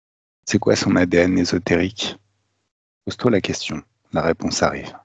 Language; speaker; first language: French; native; French